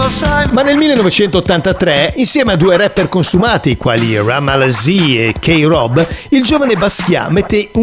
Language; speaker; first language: Italian; native; Italian